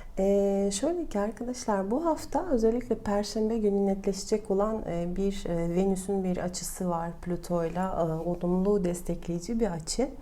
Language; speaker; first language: Turkish; non-native, fluent; Russian